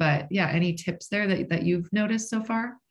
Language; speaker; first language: English; native; English